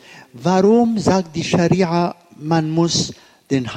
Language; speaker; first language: German; non-native, fluent; Arabic